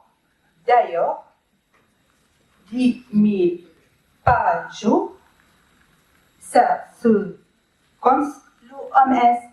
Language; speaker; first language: French; non-native, learner; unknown